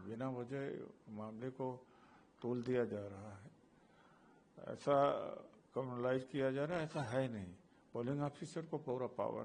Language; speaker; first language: Hindi; native; Hindi